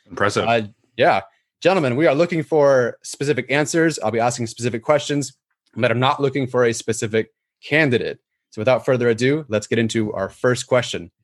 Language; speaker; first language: English; native; English